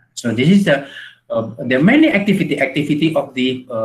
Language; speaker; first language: English; non-native, learner; Indonesian